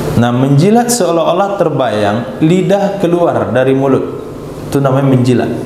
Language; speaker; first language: Malay; native; Malay